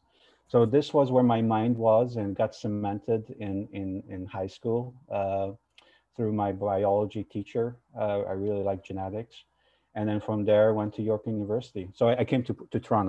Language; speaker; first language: English; non-native, fluent; Portuguese